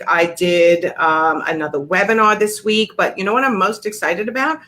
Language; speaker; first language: English; native; English